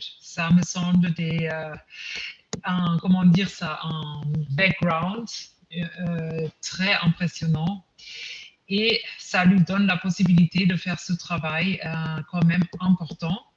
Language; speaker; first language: French; non-native, fluent; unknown